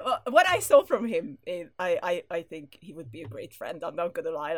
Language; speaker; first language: English; non-native, fluent; Hungarian